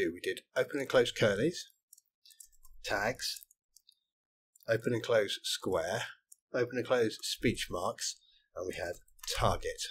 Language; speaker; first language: English; native; English